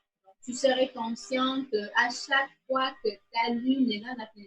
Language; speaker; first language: French; native; French